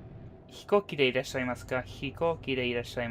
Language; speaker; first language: Japanese; non-native, learner; English